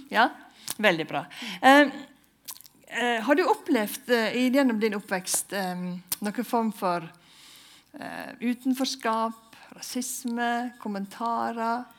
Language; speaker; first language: Norwegian; native; Norwegian